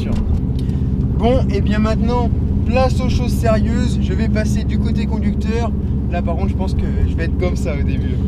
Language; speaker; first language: French; native; French